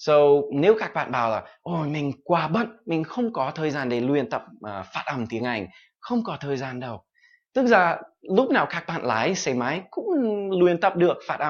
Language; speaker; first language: Vietnamese; non-native, fluent; English